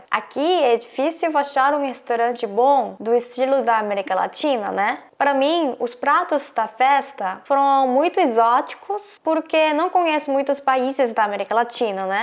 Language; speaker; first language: Portuguese; non-native, fluent; Korean